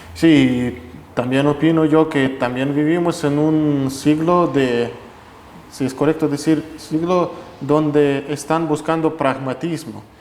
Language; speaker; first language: Spanish; non-native, fluent; Russian